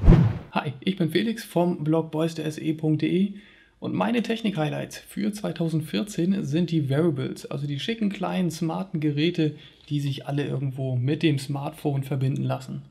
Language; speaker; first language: German; native; German